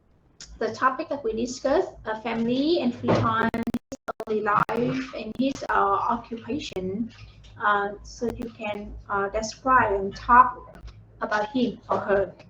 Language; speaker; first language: English; non-native, fluent; Vietnamese